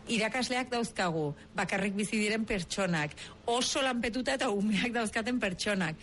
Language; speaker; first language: Basque; native; Basque